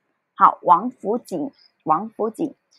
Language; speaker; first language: Chinese; early bilingual, heritage; Cantonese